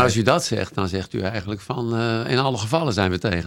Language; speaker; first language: Dutch; native; Dutch